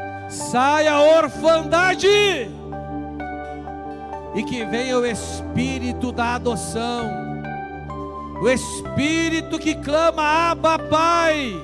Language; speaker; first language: Portuguese; native; Portuguese